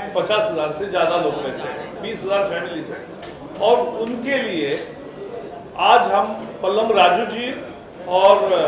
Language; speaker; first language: Hindi; non-native, local second language; Marathi